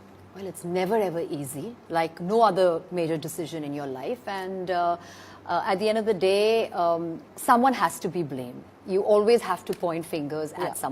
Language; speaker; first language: English; non-native, local second language; Hindi